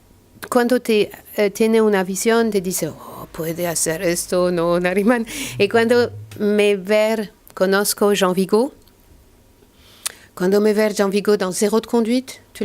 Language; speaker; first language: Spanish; non-native, learner; French